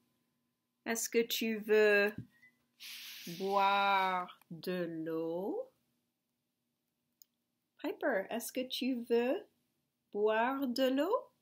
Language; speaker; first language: French; non-native, fluent; English